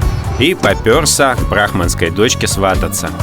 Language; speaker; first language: Russian; native; Russian